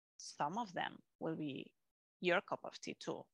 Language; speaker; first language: English; non-native, fluent; Spanish